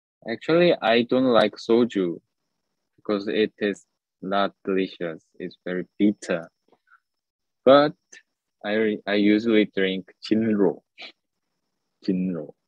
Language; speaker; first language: English; non-native, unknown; Korean